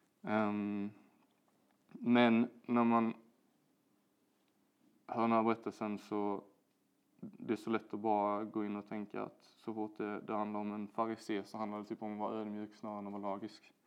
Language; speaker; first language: Swedish; native; Swedish